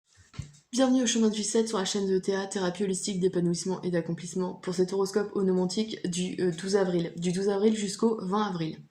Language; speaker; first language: French; native; French